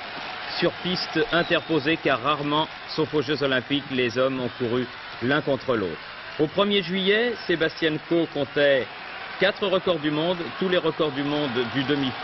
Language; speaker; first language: French; native; French